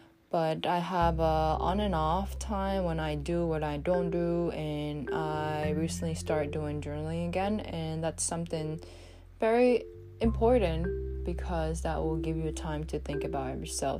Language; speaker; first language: English; non-native, fluent; Japanese